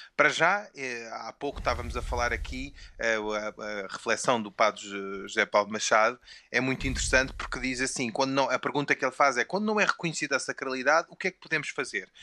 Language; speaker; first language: Portuguese; native; Portuguese